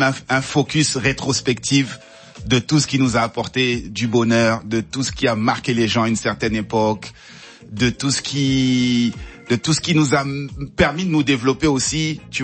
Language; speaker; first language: French; native; French